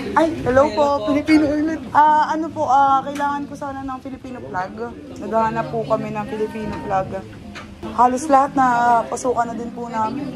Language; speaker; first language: Filipino; native; Filipino